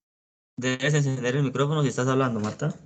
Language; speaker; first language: Spanish; native; Spanish